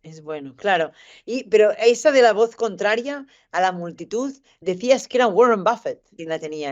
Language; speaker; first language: Spanish; native; Spanish